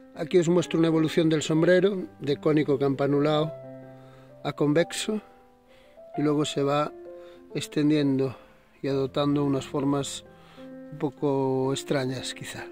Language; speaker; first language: Spanish; native; Spanish